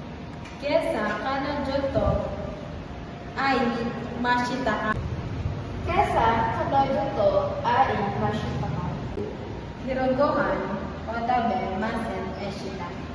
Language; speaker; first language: Japanese; non-native, learner; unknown